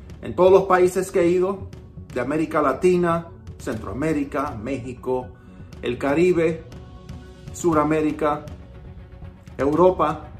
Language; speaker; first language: Spanish; early bilingual, heritage; Spanish